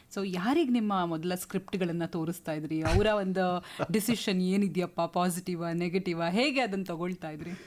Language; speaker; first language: Kannada; native; Kannada